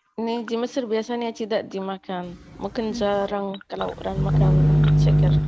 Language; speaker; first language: Indonesian; non-native, learner; Arabic